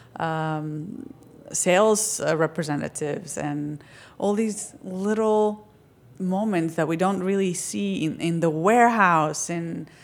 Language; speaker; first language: English; non-native, fluent; Greek